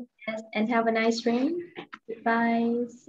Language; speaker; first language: English; non-native, fluent; Vietnamese